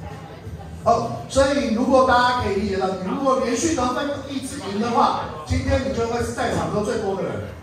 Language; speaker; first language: Chinese; native; Chinese